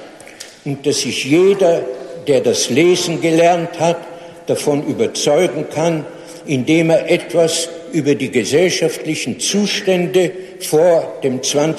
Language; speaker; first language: German; non-native, fluent; English